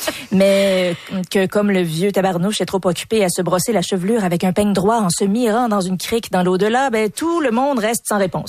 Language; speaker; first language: French; native; French